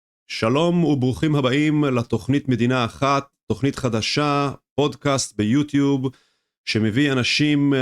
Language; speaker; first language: Hebrew; native; Hebrew